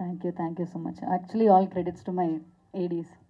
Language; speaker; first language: Telugu; non-native, local second language; Malayalam